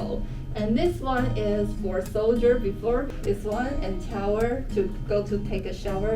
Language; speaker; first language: English; non-native, learner; Chinese